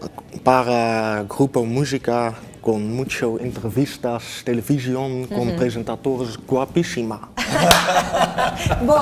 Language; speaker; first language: Spanish; non-native, learner; Dutch